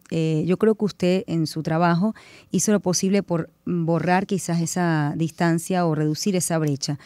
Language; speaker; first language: Spanish; native; Spanish